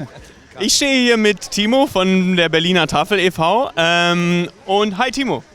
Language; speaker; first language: German; native; German